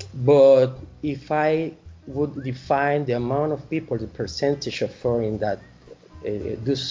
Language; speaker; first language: English; non-native, fluent; Spanish